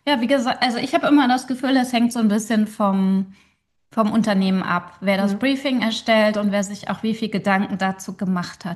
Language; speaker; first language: German; native; German